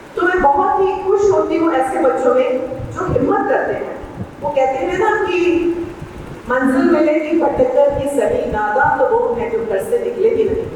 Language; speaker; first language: Hindi; non-native, local second language; Punjabi